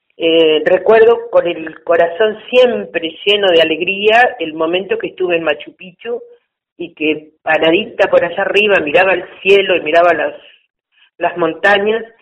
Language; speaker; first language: Spanish; native; Spanish